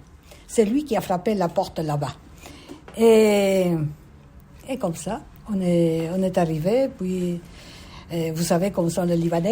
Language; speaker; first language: French; non-native, fluent; Spanish